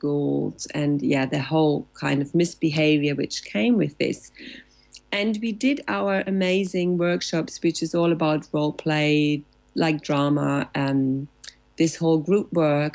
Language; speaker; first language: English; non-native, fluent; German